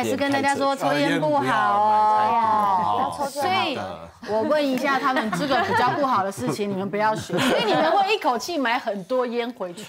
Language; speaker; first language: Chinese; native; Chinese